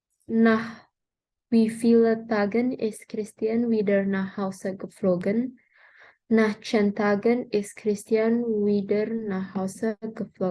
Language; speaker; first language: German; non-native, learner; Indonesian